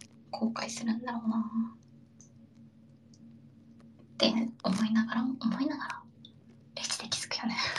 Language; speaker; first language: Japanese; early bilingual, heritage; Japanese